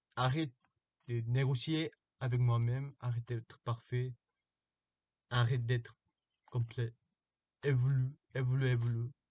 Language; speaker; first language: French; non-native, learner; Korean